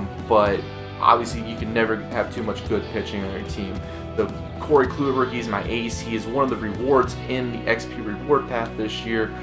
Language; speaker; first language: English; native; English